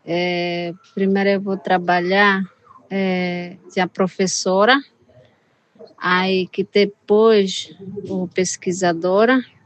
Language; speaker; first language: Portuguese; non-native, local second language; Yanomámi